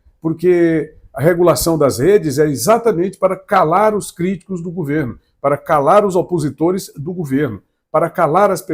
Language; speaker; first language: Portuguese; native; Portuguese